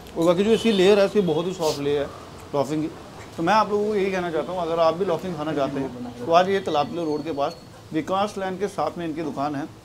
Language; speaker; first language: Hindi; non-native, local second language; Dogri